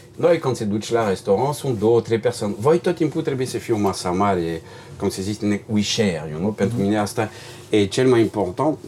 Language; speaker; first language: Romanian; non-native, learner; French